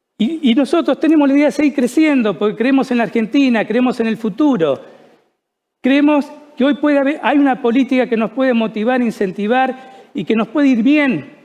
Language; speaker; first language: Spanish; native; Spanish